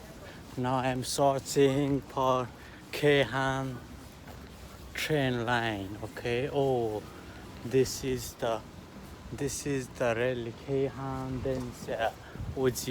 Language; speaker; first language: English; non-native, learner; Nepali